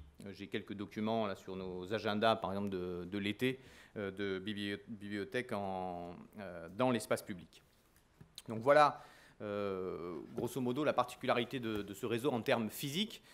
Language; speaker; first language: French; native; French